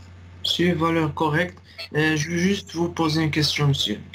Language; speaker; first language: French; non-native, local second language; Arabic